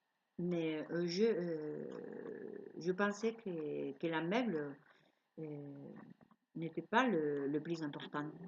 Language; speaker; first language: French; non-native, learner; Spanish